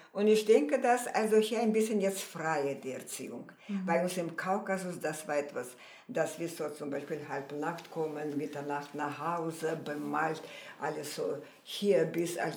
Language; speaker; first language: German; non-native, fluent; Armenian